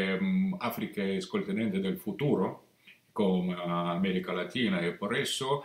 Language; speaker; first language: Portuguese; non-native, learner; Russian